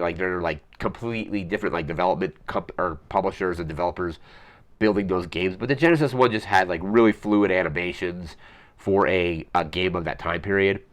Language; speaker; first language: English; native; English